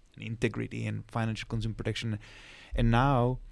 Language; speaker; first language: English; non-native, fluent; Czech